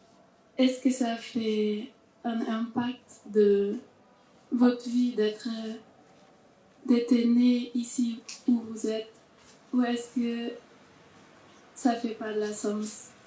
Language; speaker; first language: French; non-native, learner; Russian